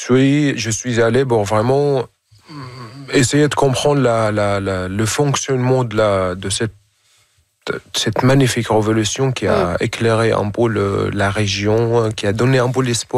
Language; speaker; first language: French; non-native, fluent; Arabic